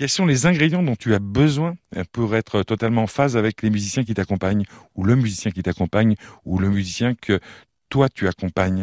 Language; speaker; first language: French; native; French